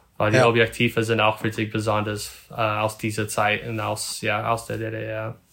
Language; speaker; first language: German; non-native, learner; English